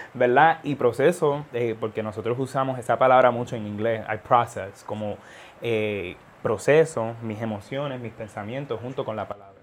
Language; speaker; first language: Spanish; early bilingual, heritage; Spanish